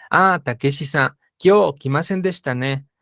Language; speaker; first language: Japanese; non-native, fluent; Spanish